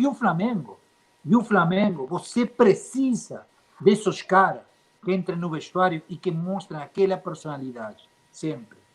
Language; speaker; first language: Portuguese; non-native, fluent; Spanish